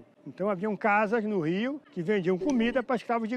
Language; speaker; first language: Portuguese; native; Portuguese